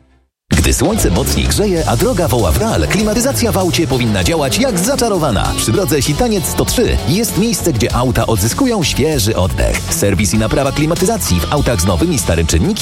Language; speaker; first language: Polish; native; Polish